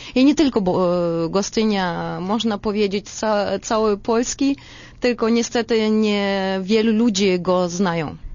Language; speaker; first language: Polish; non-native, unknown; Russian